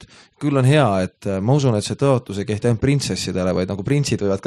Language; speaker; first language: Estonian; native; Estonian